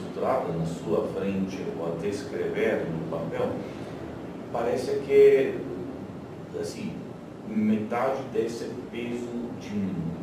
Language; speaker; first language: Portuguese; non-native, fluent; Slovenian